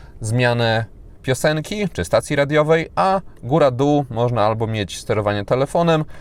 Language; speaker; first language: Polish; native; Polish